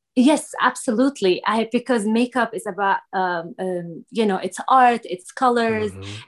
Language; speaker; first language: English; non-native, fluent; Arabic